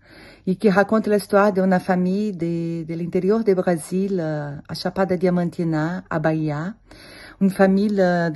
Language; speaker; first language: French; non-native, fluent; Portuguese